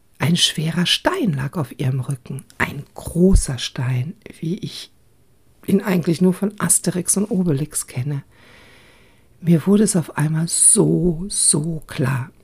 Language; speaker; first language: German; early bilingual, other home language; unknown